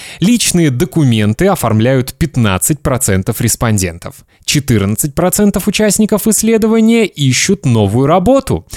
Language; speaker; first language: Russian; native; Russian